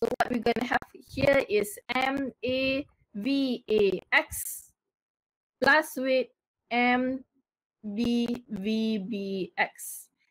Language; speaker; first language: English; non-native, local second language; Malay